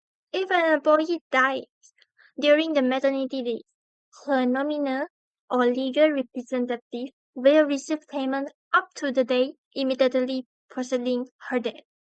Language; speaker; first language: English; non-native, learner; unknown